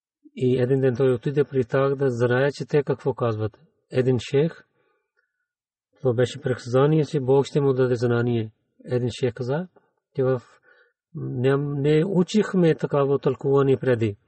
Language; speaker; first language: Bulgarian; non-native, learner; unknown